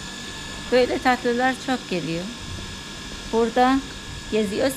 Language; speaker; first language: Turkish; non-native, fluent; Turkmen